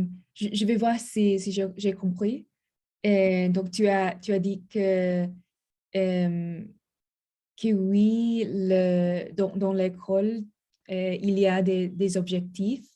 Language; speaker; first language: French; non-native, learner; English